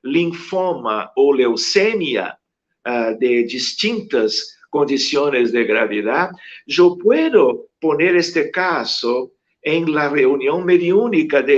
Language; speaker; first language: Spanish; non-native, fluent; Portuguese